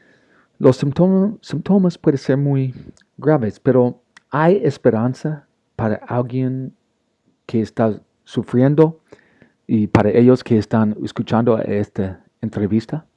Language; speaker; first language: Spanish; non-native, learner; English